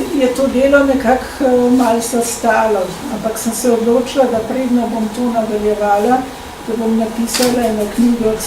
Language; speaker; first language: Slovenian; early bilingual, heritage; Slovenian